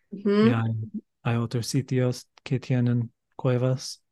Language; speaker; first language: Spanish; non-native, learner; English